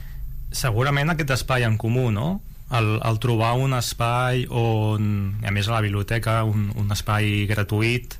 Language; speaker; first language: Catalan; native; Catalan